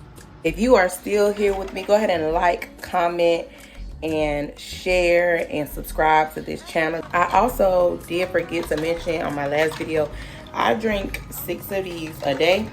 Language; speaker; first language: English; native; English